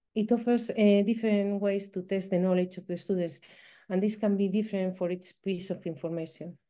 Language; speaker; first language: English; non-native, fluent; Spanish